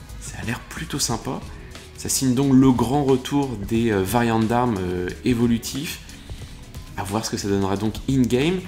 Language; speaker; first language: French; native; French